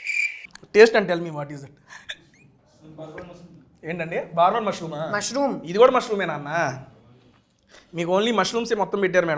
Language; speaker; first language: Telugu; native; Telugu